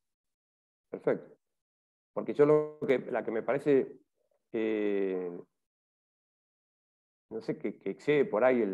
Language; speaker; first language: Spanish; native; Spanish